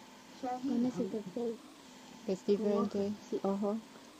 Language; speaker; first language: Spanish; non-native, learner; English